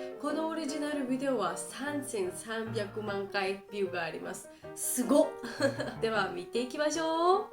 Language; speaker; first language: Japanese; non-native, learner; Georgian